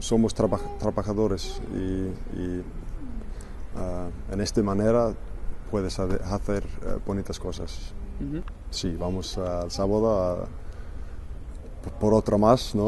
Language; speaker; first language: Spanish; non-native, fluent; Icelandic